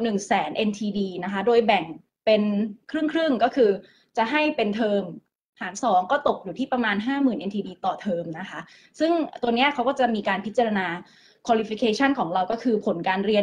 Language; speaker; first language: Thai; native; Thai